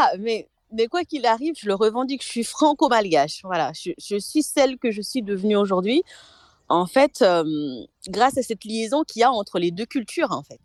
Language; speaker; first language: French; non-native, local second language; Malagasy